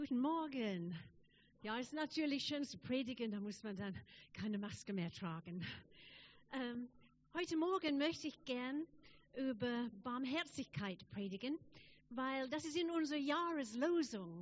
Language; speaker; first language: German; non-native, fluent; English